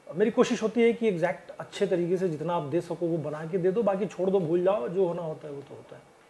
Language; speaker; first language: Hindi; native; Hindi